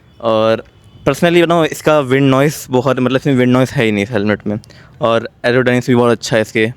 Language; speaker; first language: Hindi; native; Hindi